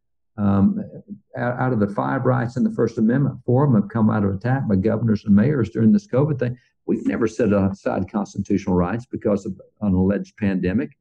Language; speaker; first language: English; native; English